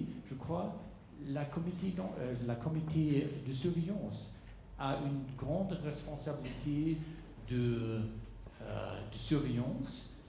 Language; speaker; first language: French; non-native, fluent; German